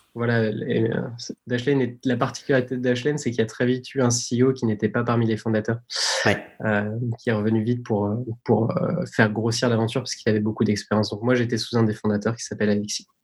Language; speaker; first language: French; native; French